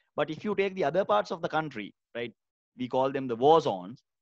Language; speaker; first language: English; non-native, local second language; Sinhala